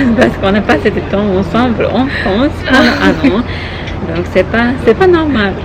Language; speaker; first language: French; non-native, learner; Japanese